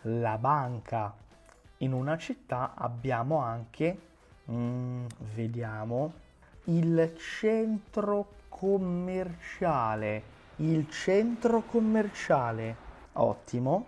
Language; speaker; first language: Italian; non-native, fluent; Portuguese